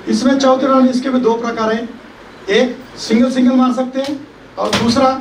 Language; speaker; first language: Hindi; non-native, local second language; Marathi